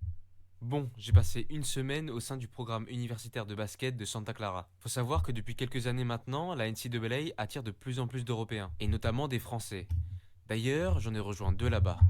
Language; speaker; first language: French; native; French